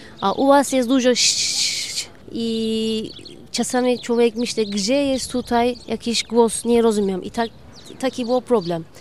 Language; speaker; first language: Polish; non-native, learner; Turkish